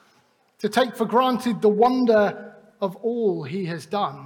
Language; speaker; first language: English; native; English